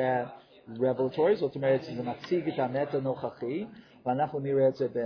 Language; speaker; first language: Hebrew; non-native, fluent; English